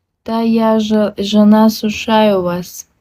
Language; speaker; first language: Russian; non-native, local second language; Uzbek